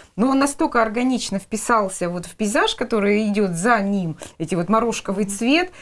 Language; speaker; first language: Russian; native; Russian